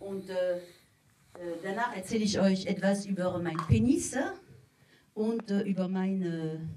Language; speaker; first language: German; non-native, fluent; French